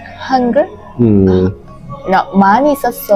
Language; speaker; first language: Korean; non-native, learner; Hmong